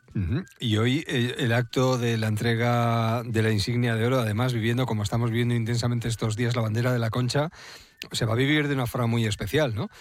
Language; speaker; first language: Spanish; native; Spanish